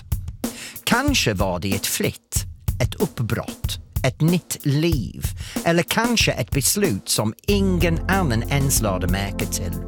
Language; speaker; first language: Swedish; non-native, fluent; English